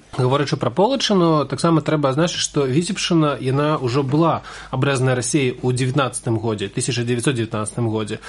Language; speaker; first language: Belarusian; native; Belarusian